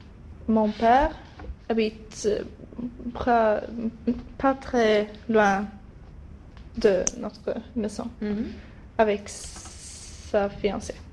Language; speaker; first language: French; non-native, learner; Swedish